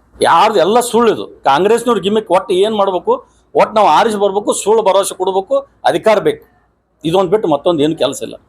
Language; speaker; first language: Kannada; native; Kannada